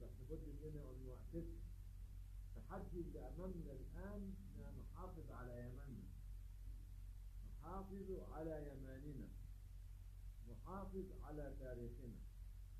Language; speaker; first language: Arabic; native; Arabic